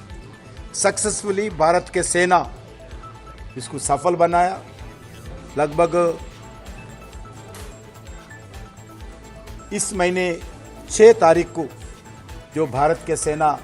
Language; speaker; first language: Hindi; non-native, local second language; Telugu